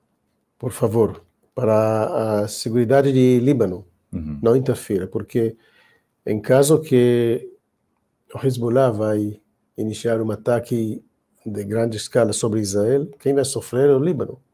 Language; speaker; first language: Portuguese; non-native, fluent; Hebrew